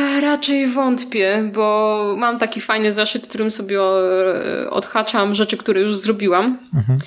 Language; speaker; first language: Polish; native; Polish